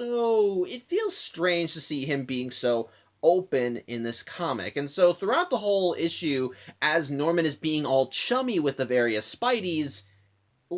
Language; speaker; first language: English; native; English